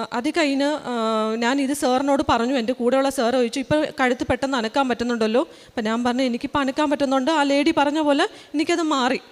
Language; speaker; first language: Malayalam; early bilingual, heritage; Malayalam